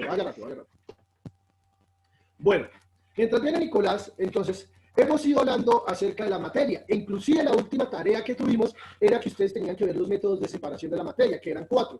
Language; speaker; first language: Spanish; native; Spanish